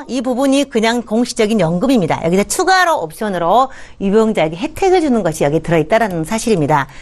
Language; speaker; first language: Korean; native; Korean